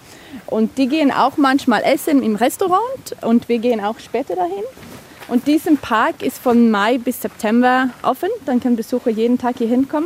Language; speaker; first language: German; non-native, fluent; Swedish